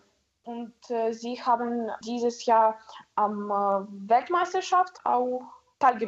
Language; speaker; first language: German; non-native, learner; Ukrainian